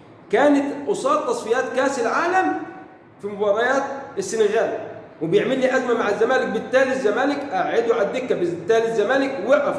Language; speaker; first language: Arabic; native; Arabic